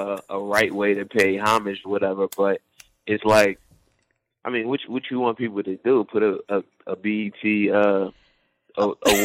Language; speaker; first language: English; native; English